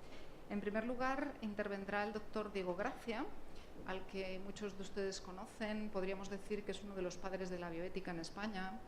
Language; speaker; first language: Spanish; native; Spanish